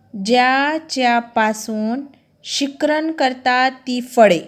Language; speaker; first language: Marathi; non-native, local second language; Urdu